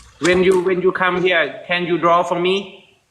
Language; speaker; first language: English; non-native, learner; Thai